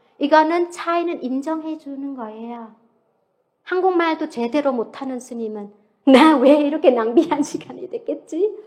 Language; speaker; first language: Korean; non-native, fluent; Vietnamese